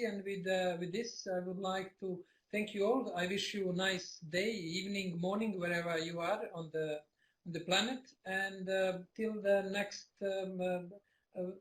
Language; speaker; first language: English; non-native, fluent; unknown